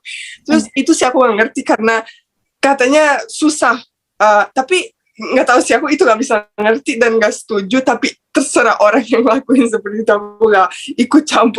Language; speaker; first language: Indonesian; non-native, fluent; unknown